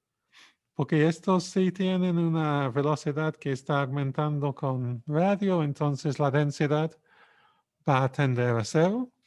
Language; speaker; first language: Spanish; non-native, fluent; English